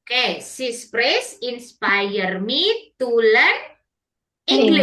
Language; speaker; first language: English; non-native, fluent; Indonesian